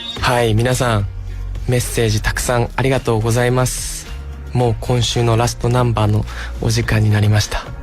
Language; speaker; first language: Japanese; native; Japanese